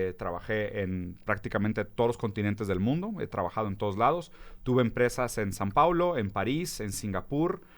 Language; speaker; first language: Spanish; early bilingual, other home language; Portuguese